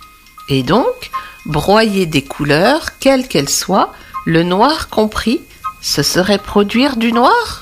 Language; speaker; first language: French; native; French